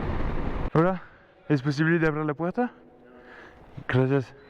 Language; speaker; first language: Spanish; non-native, learner; French